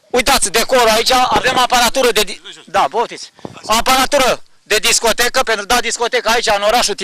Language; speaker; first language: Romanian; native; Romanian